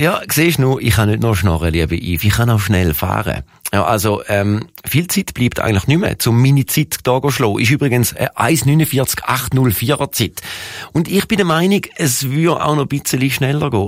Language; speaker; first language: German; native; German